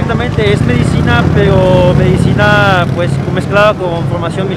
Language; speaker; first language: Spanish; native; Spanish